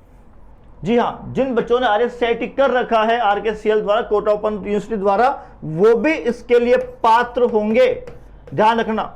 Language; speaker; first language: Hindi; native; Hindi